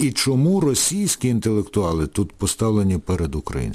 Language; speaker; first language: Ukrainian; native; Ukrainian